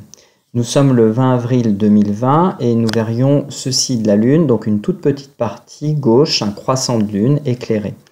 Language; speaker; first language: French; native; French